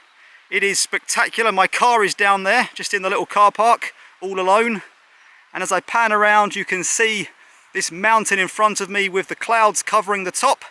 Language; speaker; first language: English; native; English